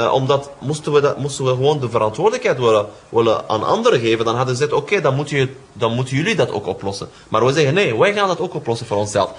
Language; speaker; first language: Dutch; non-native, fluent; Arabic